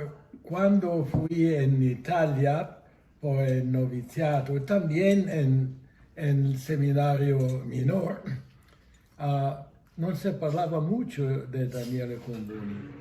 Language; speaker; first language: Spanish; non-native, fluent; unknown